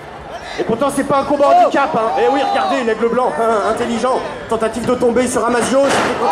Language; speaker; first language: French; native; French